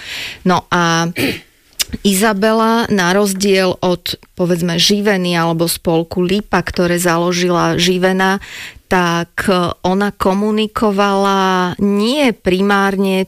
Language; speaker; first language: Slovak; native; Slovak